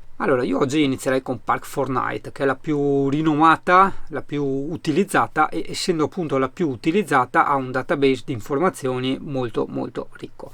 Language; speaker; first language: Italian; native; Italian